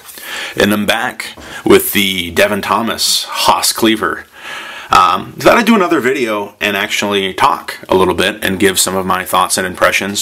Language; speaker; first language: English; native; English